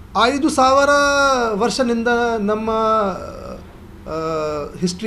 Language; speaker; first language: Kannada; non-native, learner; Kashmiri